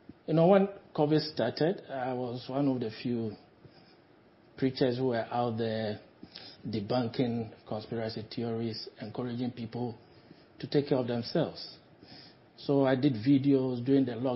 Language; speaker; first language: English; non-native, local second language; Akan